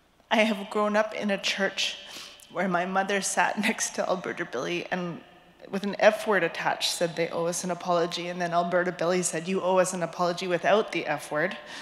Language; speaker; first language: English; native; English